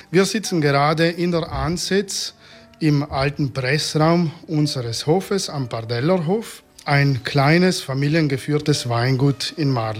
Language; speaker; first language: German; native; German